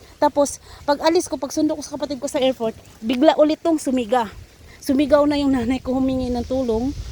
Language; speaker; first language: Filipino; non-native, local second language; Cebuano